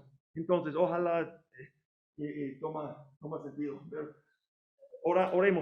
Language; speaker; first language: Spanish; non-native, fluent; English